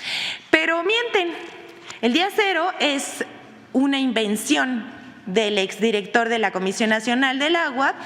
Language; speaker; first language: Spanish; native; Spanish